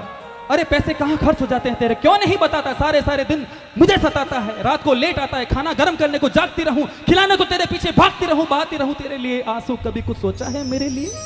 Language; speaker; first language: Hindi; native; Hindi